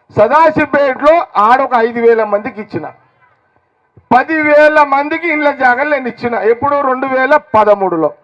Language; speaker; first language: Telugu; native; Telugu